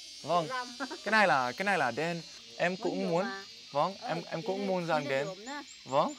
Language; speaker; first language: Vietnamese; non-native, learner; English